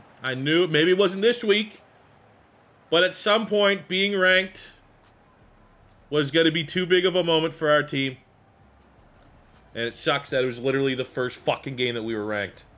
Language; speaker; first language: English; native; English